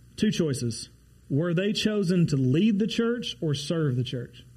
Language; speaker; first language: English; native; English